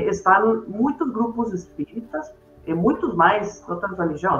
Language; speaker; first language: Portuguese; non-native, fluent; Spanish